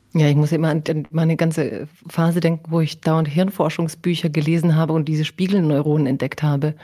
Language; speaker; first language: German; early bilingual, other home language; Croatian